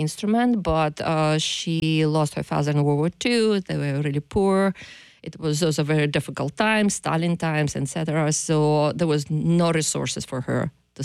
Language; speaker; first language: English; non-native, fluent; Ukrainian